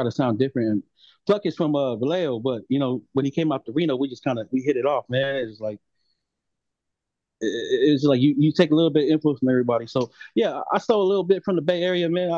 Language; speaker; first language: English; native; English